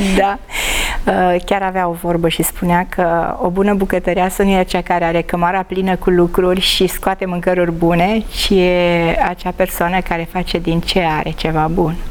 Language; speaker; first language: Romanian; native; Romanian